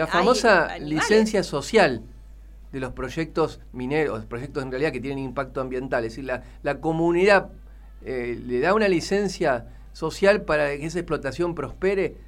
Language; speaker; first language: Spanish; native; Spanish